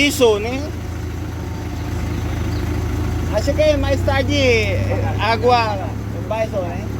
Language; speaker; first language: Portuguese; non-native, learner; Filipino